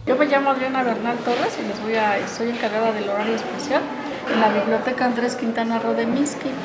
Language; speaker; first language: Spanish; native; Spanish